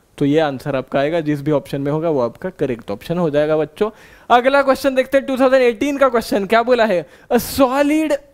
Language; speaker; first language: Hindi; non-native, local second language; Marathi